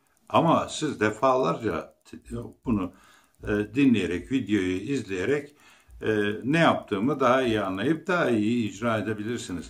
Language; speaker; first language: Turkish; native; Turkish